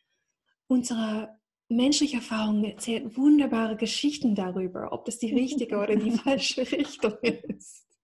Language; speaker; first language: German; non-native, fluent; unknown